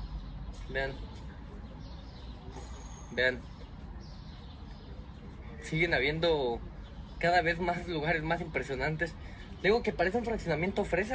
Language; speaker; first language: Spanish; native; Spanish